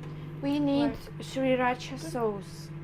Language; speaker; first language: English; non-native, learner; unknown